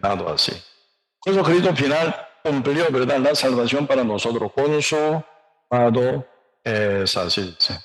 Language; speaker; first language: Spanish; non-native, learner; Korean